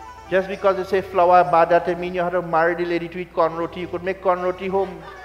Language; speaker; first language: English; native; English